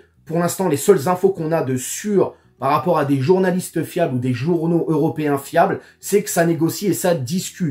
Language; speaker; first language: French; native; French